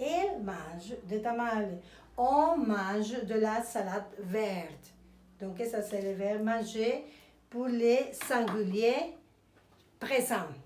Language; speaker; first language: French; non-native, fluent; Spanish